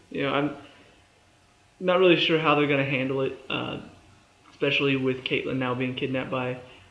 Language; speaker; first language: English; native; English